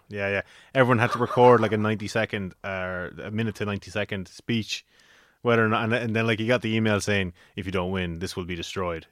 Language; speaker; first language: English; native; English